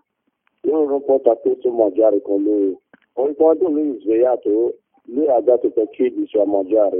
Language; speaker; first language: Italian; non-native, learner; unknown